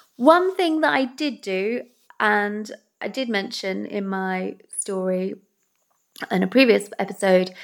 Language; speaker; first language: English; native; English